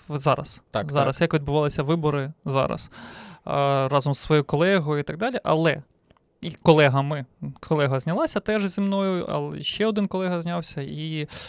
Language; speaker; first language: Ukrainian; native; Ukrainian